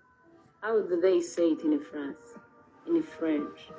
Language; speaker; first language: English; non-native, local second language; Kinyarwanda